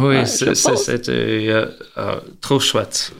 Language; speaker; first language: French; non-native, learner; English